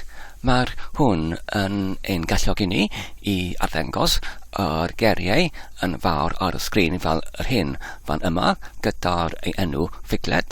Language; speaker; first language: Welsh; non-native, learner; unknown